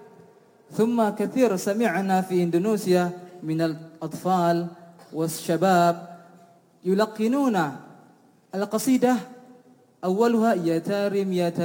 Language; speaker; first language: Arabic; non-native, learner; Indonesian